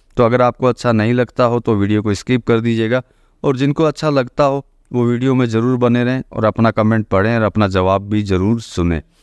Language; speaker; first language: Hindi; native; Hindi